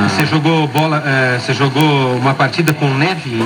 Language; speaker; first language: Portuguese; native; Portuguese